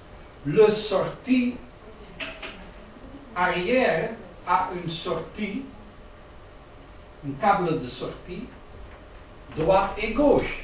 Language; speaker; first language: French; non-native, learner; Dutch